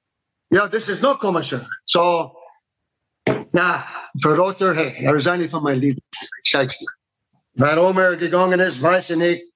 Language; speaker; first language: German; non-native, fluent; English